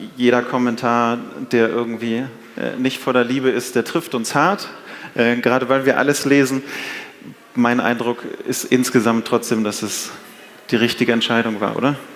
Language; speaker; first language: German; native; German